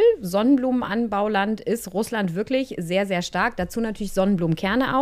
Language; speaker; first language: German; native; German